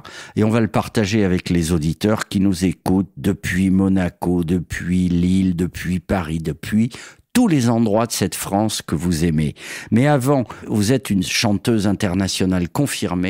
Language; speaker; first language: French; native; French